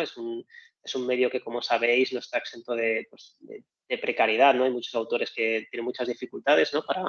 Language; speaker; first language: Spanish; native; Spanish